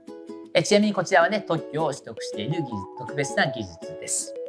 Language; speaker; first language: Japanese; native; Japanese